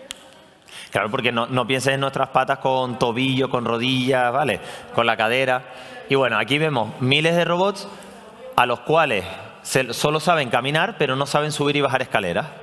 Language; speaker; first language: Spanish; native; Spanish